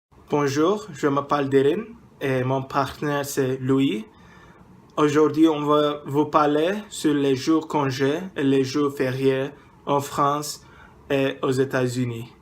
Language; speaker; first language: French; non-native, learner; English